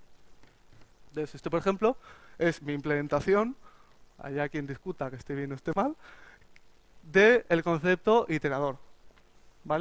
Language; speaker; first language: Spanish; native; Spanish